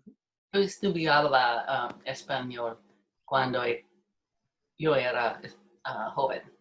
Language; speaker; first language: Spanish; non-native, learner; English